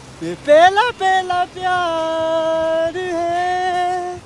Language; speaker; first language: Hindi; non-native, local second language; Nepali